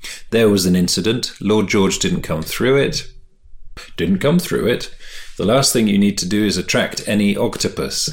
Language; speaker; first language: English; native; English